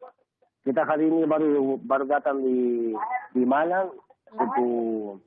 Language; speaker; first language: Indonesian; non-native, learner; Spanish